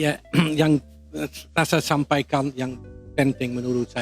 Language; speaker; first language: Indonesian; non-native, fluent; Dutch